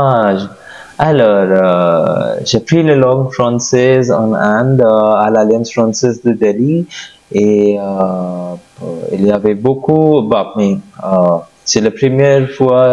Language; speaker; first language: French; non-native, learner; Hindi